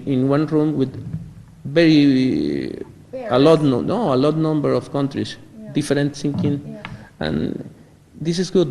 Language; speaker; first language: English; non-native, learner; Spanish